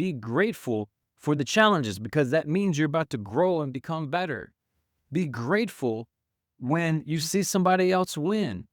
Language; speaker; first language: English; native; English